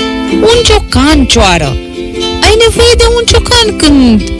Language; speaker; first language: Romanian; native; Romanian